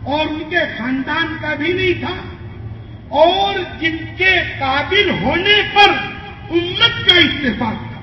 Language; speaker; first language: Urdu; non-native, local second language; Gujarati